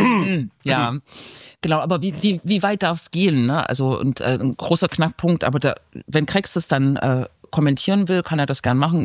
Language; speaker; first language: German; native; German